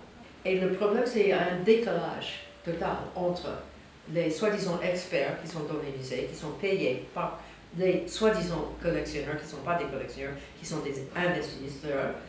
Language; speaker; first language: French; non-native, fluent; English